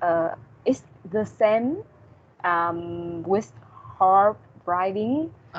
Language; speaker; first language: English; non-native, learner; Vietnamese